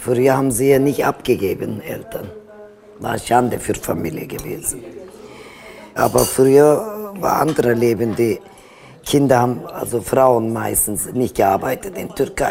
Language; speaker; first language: German; non-native, learner; Turkish